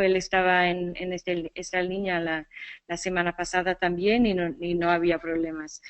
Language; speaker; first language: Spanish; non-native, fluent; English